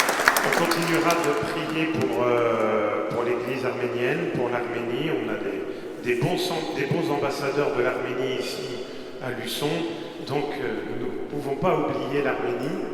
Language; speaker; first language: French; native; French